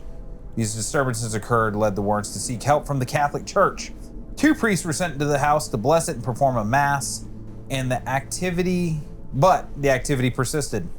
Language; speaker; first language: English; native; English